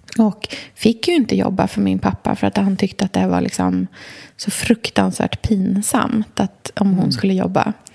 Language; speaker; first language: Swedish; native; Swedish